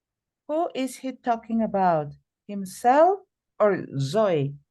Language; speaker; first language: English; non-native, fluent; Spanish